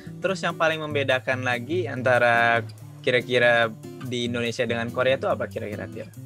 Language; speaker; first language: Indonesian; native; Indonesian